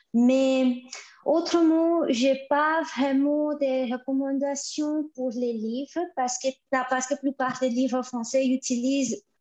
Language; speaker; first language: French; non-native, fluent; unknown